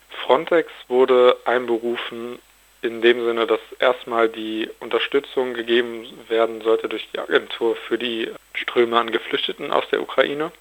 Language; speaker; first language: German; native; German